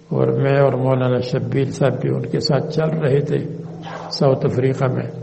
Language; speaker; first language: Urdu; native; Urdu